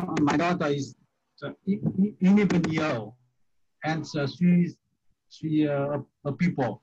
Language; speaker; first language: English; non-native, learner; Vietnamese